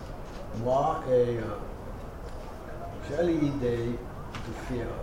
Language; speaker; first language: French; non-native, fluent; English